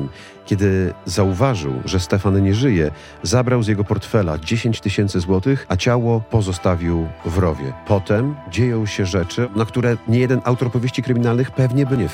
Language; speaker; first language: Polish; native; Polish